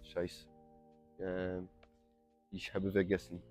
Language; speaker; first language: German; non-native, learner; French